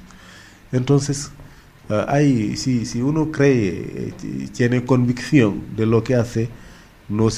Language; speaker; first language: Spanish; non-native, fluent; Wolof